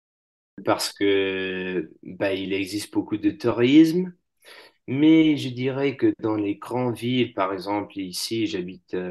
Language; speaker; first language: French; non-native, fluent; English